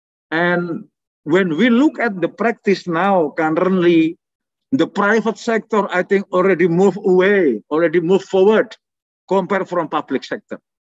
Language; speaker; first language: English; non-native, fluent; Indonesian